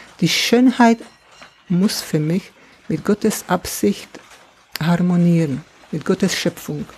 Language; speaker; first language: German; non-native, fluent; Czech